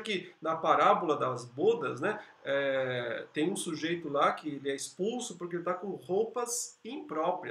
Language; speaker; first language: Portuguese; native; Portuguese